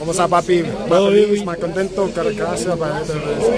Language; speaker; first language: Spanish; early bilingual, heritage; English